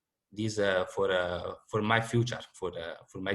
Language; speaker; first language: English; non-native, learner; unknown